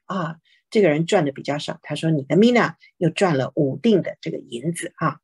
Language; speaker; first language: Chinese; native; Chinese